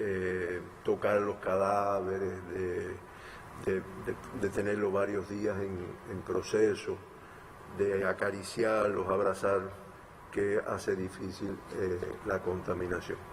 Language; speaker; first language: Spanish; native; Spanish